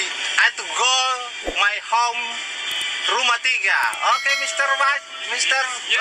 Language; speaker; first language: English; non-native, learner; Indonesian